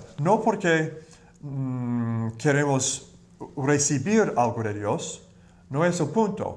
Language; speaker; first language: Spanish; non-native, learner; English